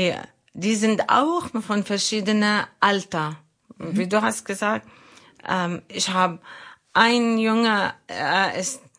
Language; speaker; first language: German; non-native, learner; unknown